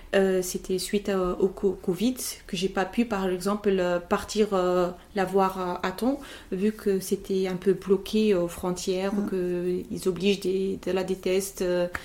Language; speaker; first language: French; non-native, local second language; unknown